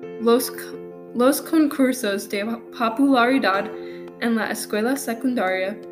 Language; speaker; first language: Spanish; non-native, learner; English